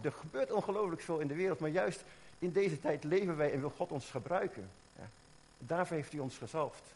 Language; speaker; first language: Dutch; native; Dutch